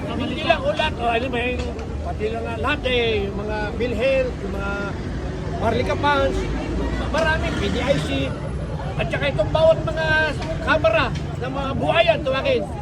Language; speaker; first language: Filipino; native; Filipino